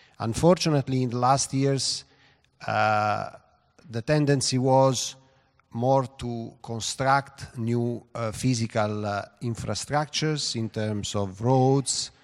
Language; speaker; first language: English; non-native, fluent; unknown